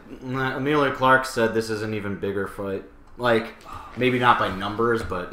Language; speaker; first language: English; native; English